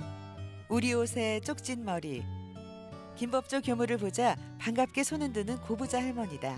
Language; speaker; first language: Korean; native; Korean